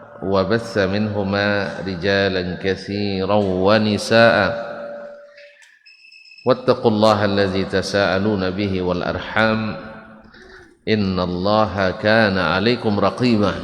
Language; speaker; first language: Arabic; non-native, fluent; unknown